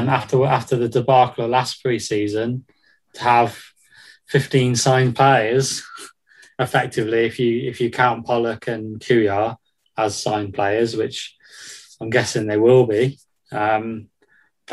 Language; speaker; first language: English; native; English